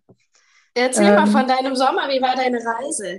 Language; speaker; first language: German; native; German